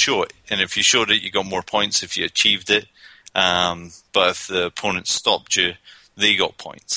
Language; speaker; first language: English; native; English